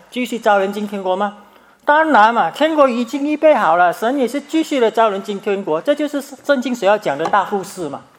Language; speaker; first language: Chinese; native; Chinese